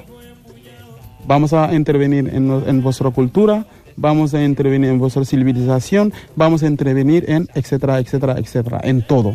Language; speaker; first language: Spanish; non-native, fluent; Wolof